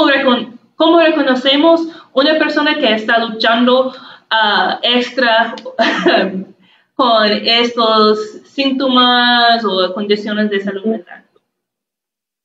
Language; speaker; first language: Spanish; non-native, learner; English